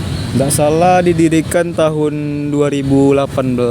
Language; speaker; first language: Indonesian; native; Indonesian